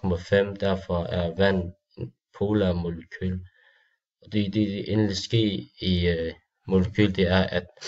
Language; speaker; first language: Danish; non-native, learner; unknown